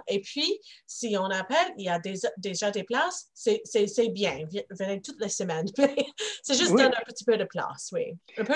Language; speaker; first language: French; non-native, local second language; English